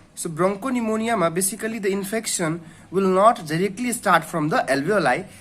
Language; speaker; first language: English; non-native, local second language; Nepali